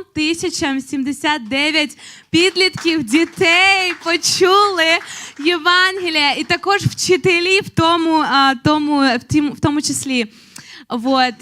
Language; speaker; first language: Ukrainian; native; Ukrainian